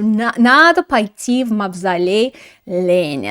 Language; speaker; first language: Russian; non-native, fluent; English